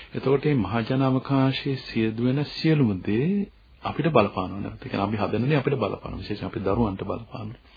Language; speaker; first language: Sinhala; native; Sinhala